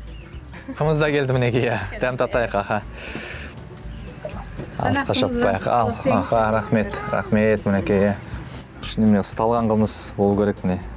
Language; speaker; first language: Kazakh; native; Kazakh